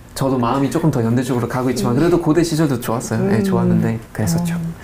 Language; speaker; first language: Korean; non-native, fluent; German